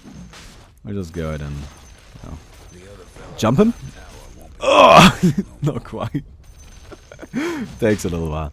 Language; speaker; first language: English; non-native, fluent; German